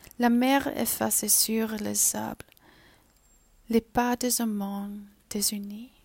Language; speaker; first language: French; non-native, learner; Chinese